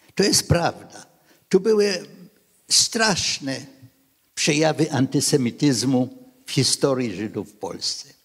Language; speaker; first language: Polish; non-native, local second language; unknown